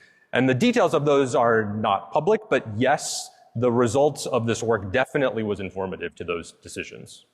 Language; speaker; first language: English; native; English